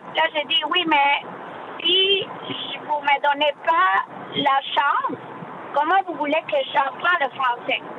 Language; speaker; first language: French; non-native, learner; Spanish